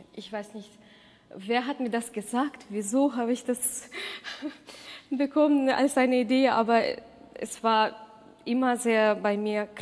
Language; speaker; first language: German; non-native, fluent; Russian